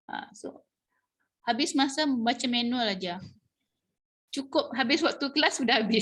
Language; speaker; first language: Malay; native; Malay